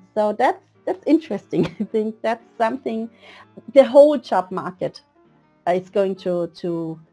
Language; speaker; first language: English; non-native, fluent; German